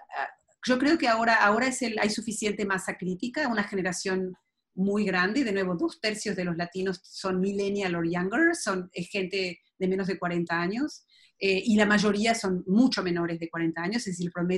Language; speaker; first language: English; non-native, fluent; Spanish